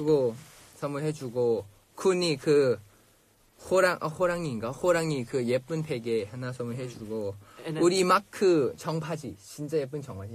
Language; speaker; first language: Korean; non-native, fluent; Thai